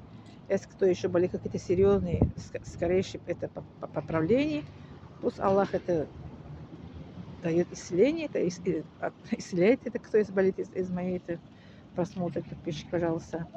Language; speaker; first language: Russian; non-native, learner; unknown